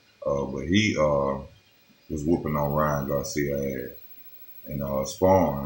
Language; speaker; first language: English; native; English